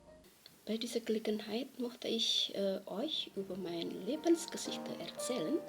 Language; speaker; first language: German; non-native, fluent; Javanese